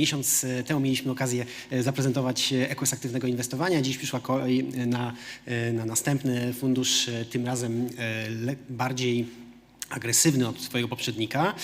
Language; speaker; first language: Polish; native; Polish